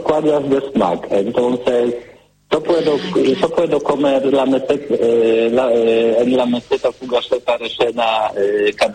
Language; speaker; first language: Spanish; non-native, learner; Polish